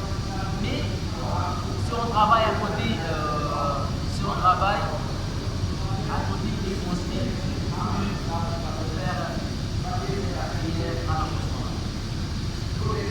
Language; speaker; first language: French; non-native, learner; Arabic